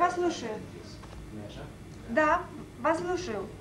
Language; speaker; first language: Russian; non-native, fluent; Romanian